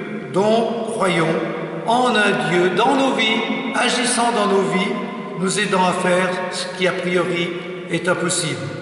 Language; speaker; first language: French; native; French